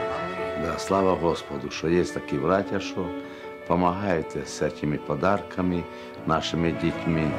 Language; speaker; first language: Russian; non-native, local second language; Romany